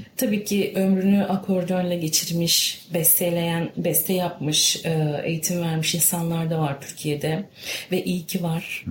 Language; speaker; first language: Turkish; early bilingual, heritage; Turkish